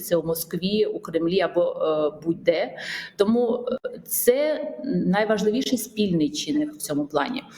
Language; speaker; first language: Ukrainian; non-native, fluent; Georgian